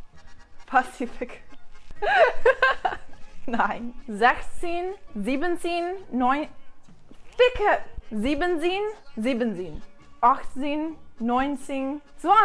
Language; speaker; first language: German; non-native, learner; English